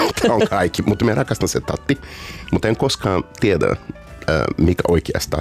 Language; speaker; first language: Finnish; non-native, learner; Portuguese